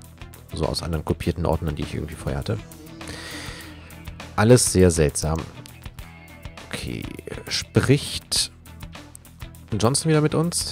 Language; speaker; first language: German; native; German